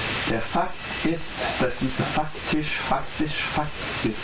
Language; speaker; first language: German; native; German